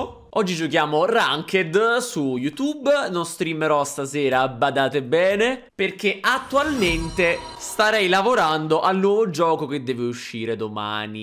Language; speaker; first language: Italian; native; Italian